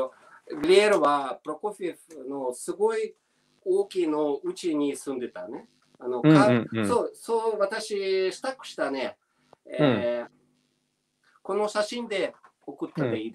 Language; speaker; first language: Japanese; non-native, learner; Russian